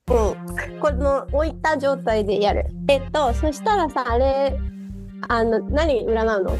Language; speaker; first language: Japanese; native; Japanese